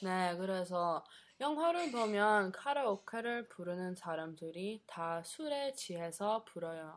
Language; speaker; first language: Korean; non-native, learner; English